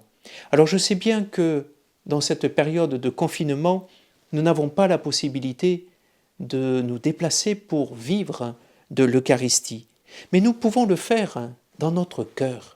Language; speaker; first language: French; native; French